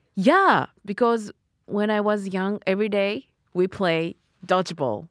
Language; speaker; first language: English; non-native, learner; Japanese